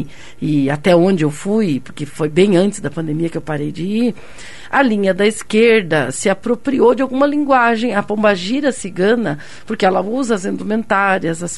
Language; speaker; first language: Portuguese; native; Portuguese